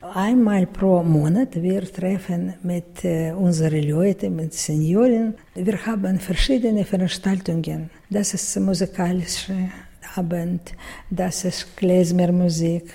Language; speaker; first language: German; non-native, learner; Russian